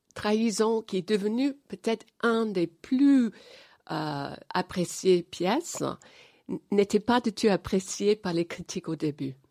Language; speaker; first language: French; non-native, fluent; English